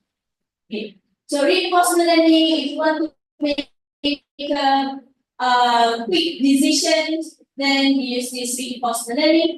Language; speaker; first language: English; non-native, fluent; Malay